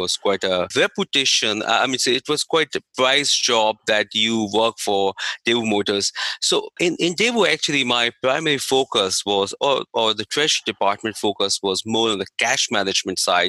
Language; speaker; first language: English; non-native, local second language; Hindi